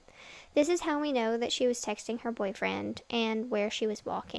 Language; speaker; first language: English; native; English